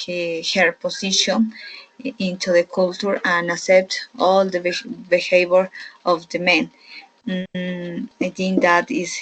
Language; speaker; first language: English; non-native, learner; Spanish